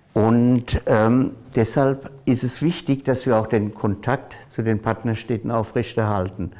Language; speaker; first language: German; native; German